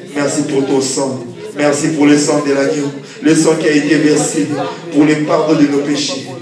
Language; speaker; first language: French; non-native, local second language; Lingala